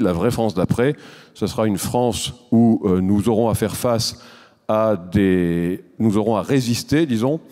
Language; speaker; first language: French; native; French